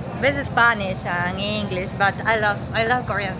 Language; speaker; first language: English; non-native, learner; Spanish